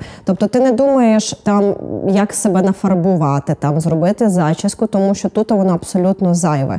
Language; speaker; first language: Ukrainian; native; Ukrainian